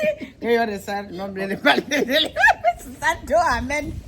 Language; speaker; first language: Spanish; non-native, learner; Filipino